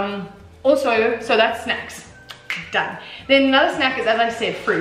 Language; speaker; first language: English; native; English